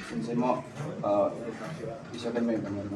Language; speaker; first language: Japanese; non-native, learner; Indonesian